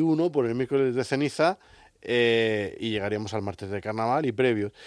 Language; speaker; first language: Spanish; native; Spanish